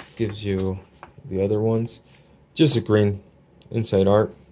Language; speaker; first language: English; native; English